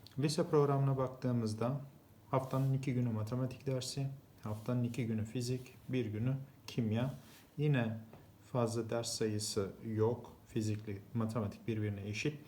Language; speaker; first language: Turkish; native; Turkish